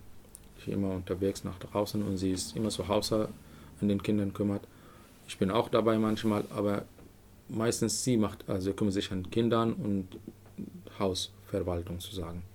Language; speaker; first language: German; non-native, learner; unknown